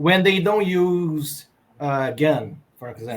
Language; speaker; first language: English; non-native, learner; Portuguese